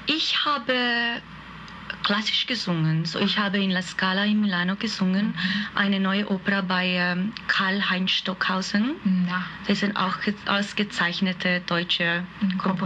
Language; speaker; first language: German; non-native, fluent; Hungarian